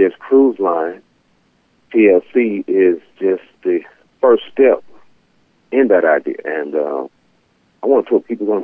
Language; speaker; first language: English; native; English